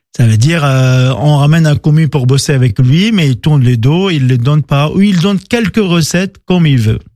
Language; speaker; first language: French; non-native, local second language; Arabic